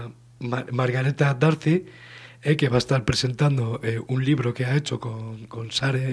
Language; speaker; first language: Spanish; native; Spanish